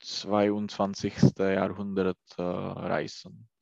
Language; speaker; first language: German; non-native, learner; Czech